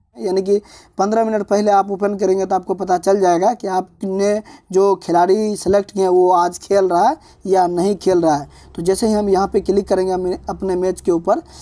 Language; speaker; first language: Hindi; native; Hindi